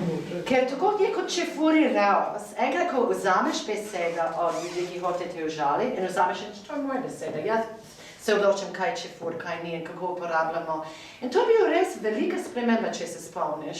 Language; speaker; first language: Slovenian; non-native, fluent; English